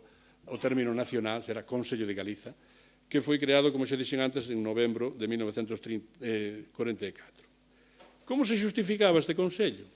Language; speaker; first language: Galician; native; Galician